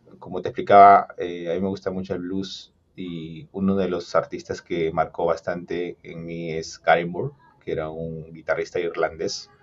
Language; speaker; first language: Spanish; native; Spanish